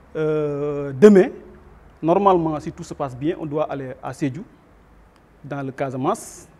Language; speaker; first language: French; non-native, local second language; Wolof